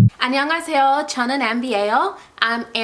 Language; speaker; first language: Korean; non-native, learner; English